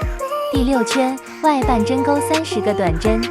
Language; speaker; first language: Chinese; native; Chinese